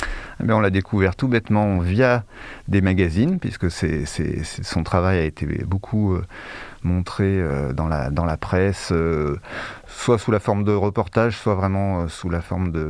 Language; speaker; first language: French; native; French